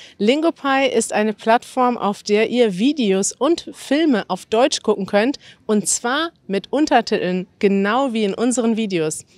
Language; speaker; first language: German; native; German